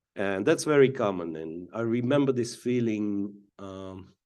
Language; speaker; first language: English; non-native, fluent; Russian